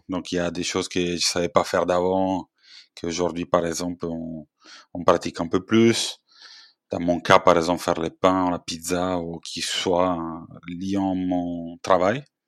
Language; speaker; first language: French; non-native, fluent; Italian